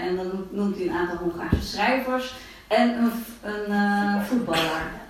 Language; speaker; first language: Dutch; non-native, fluent; Hungarian